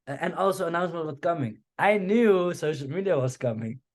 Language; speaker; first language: English; non-native, fluent; Dutch